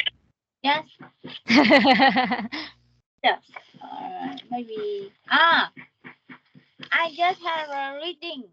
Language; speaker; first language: English; non-native, learner; Vietnamese